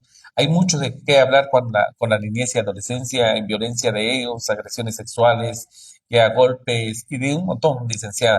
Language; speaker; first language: Spanish; native; Spanish